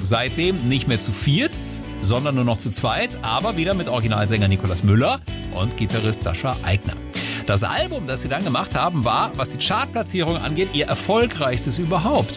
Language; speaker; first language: German; native; German